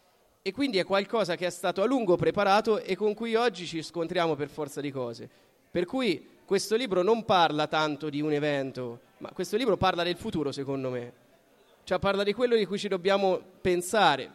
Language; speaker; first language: Italian; native; Italian